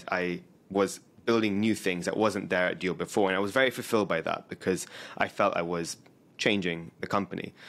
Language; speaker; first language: English; native; English